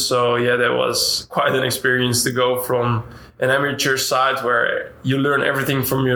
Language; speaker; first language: English; non-native, fluent; Dutch